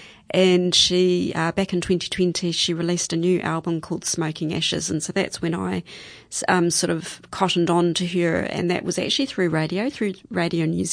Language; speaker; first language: English; native; English